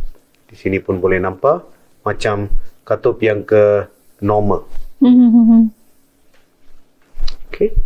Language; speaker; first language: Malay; non-native, local second language; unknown